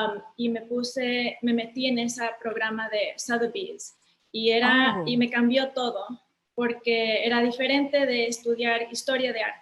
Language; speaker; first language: Spanish; early bilingual, heritage; Spanish